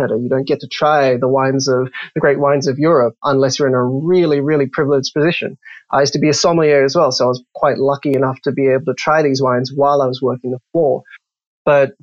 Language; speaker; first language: English; native; English